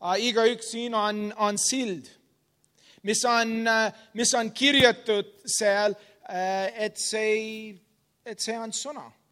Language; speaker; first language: Estonian; non-native, learner; English